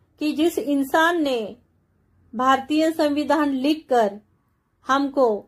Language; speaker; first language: Hindi; non-native, local second language; Marathi